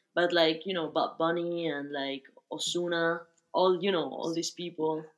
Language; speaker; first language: English; non-native, fluent; Spanish